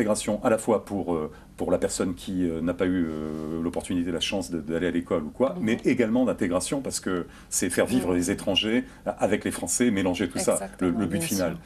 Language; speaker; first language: French; native; French